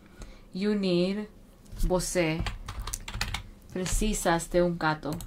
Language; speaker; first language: Portuguese; non-native, learner; English